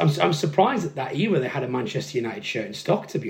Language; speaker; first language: English; native; English